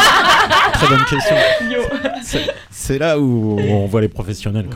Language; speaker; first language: French; native; French